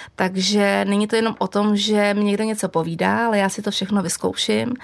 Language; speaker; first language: Czech; native; Czech